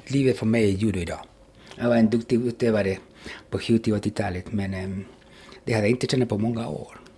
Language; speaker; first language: Swedish; non-native, fluent; Spanish